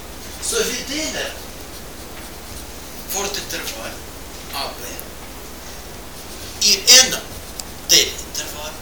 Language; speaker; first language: Swedish; non-native, fluent; Russian